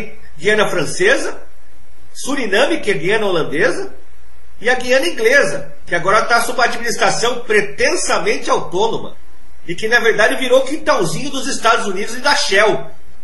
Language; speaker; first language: Portuguese; native; Portuguese